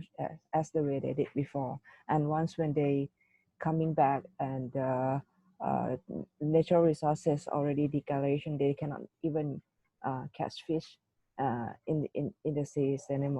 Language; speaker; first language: English; non-native, learner; Thai